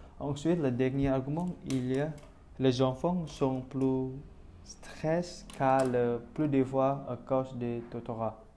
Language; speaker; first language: French; non-native, learner; Indonesian